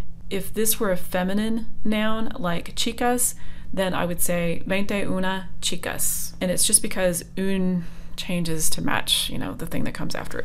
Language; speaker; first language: English; native; English